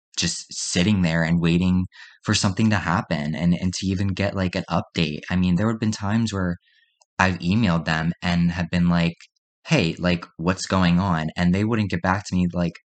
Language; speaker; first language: English; native; English